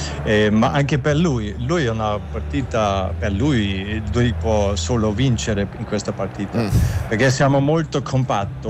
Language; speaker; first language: Italian; non-native, fluent; German